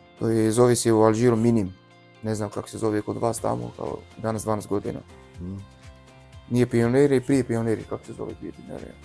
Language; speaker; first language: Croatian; non-native, learner; Arabic